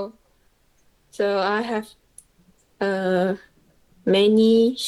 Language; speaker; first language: English; non-native, learner; Chinese